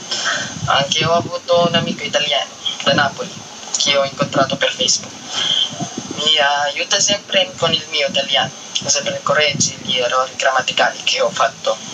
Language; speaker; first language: Italian; non-native, learner; Filipino